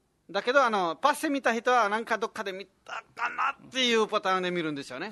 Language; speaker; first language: Japanese; non-native, fluent; Nepali